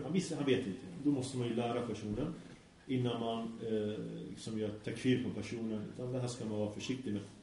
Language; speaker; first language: Swedish; early bilingual, other home language; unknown